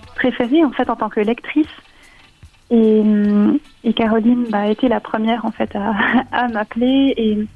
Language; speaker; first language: French; native; French